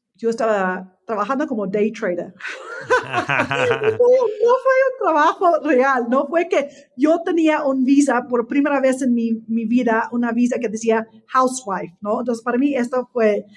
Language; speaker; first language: Spanish; non-native, fluent; English